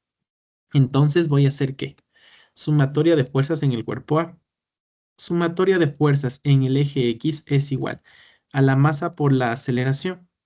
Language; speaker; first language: Spanish; native; Spanish